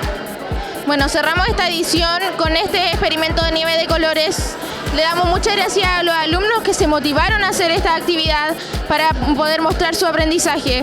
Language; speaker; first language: Spanish; native; Spanish